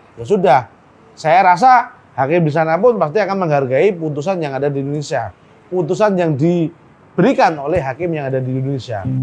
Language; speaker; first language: Indonesian; native; Indonesian